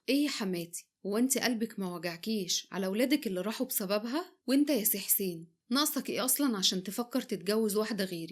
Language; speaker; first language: Arabic; native; Arabic